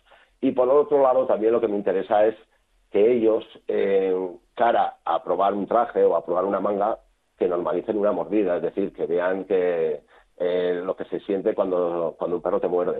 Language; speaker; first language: Spanish; native; Spanish